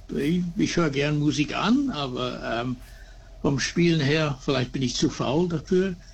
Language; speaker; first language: German; early bilingual, heritage; German